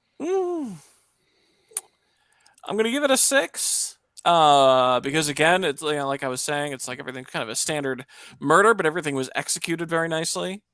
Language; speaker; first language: English; native; English